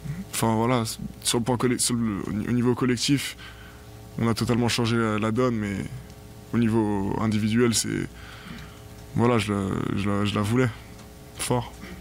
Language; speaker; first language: French; native; French